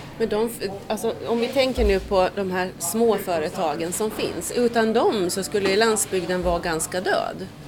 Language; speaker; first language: Swedish; native; Swedish